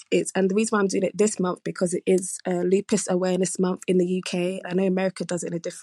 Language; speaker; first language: English; native; English